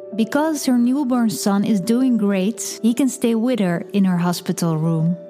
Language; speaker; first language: English; non-native, fluent; Dutch